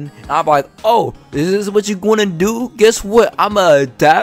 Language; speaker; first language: English; native; English